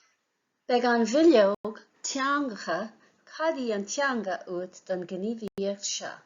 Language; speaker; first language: Irish; non-native, local second language; English